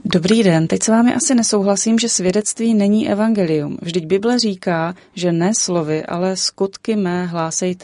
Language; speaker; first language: Czech; native; Czech